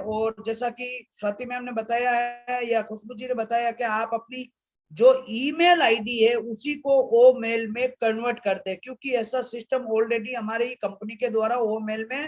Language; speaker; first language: Hindi; native; Hindi